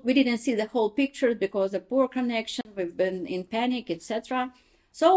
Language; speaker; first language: English; non-native, fluent; Ukrainian